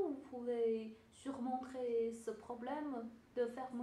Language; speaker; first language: French; non-native, learner; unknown